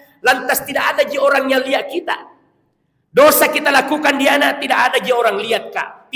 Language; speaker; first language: Malay; non-native, local second language; Buginese